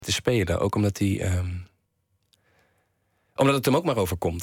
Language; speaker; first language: Dutch; native; Dutch